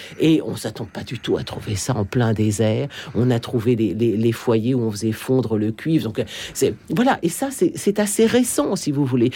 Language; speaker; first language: French; native; French